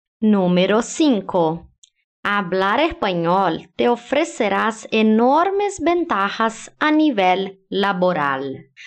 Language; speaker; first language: Spanish; non-native, fluent; Portuguese